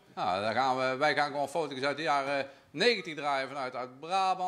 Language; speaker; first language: Dutch; native; Dutch